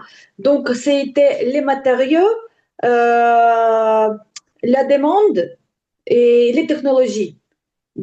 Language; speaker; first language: French; non-native, learner; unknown